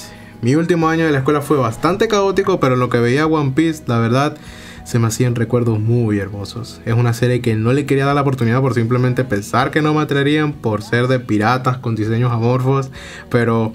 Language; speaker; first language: Spanish; native; Spanish